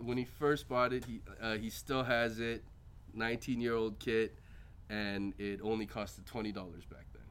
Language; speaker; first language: English; early bilingual, other home language; Korean